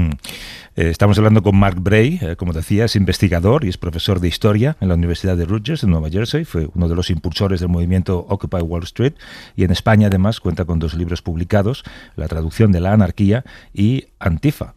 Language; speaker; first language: Spanish; native; Spanish